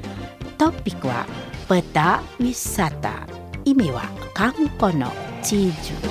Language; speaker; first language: Japanese; non-native, fluent; Indonesian